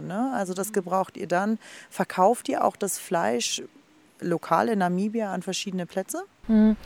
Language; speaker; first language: German; native; German